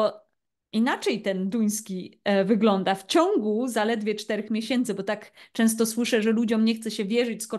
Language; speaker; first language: Polish; native; Polish